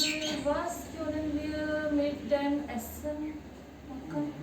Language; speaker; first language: German; non-native, learner; Hindi